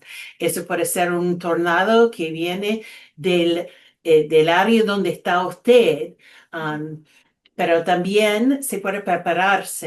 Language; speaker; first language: Spanish; non-native, fluent; English